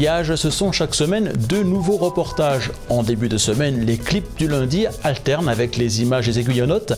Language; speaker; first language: French; native; French